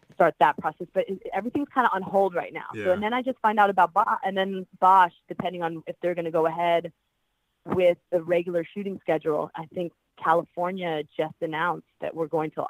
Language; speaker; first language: English; native; English